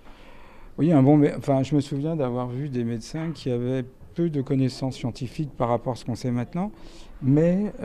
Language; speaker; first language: French; native; French